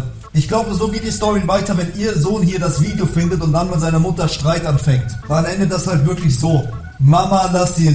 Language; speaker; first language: German; native; German